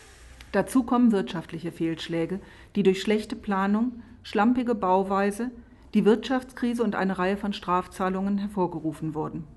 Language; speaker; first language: German; native; German